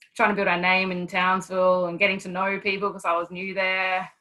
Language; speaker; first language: English; native; English